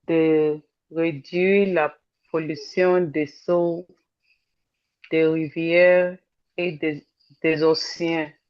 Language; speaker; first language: French; non-native, learner; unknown